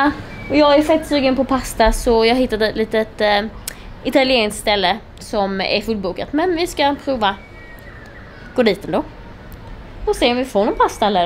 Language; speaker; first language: Swedish; native; Swedish